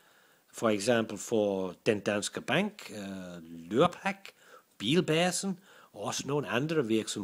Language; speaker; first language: Danish; non-native, fluent; English